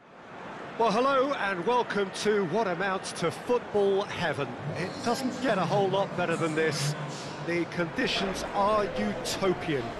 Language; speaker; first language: English; native; English